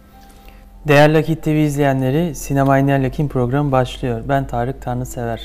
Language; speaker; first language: Turkish; native; Turkish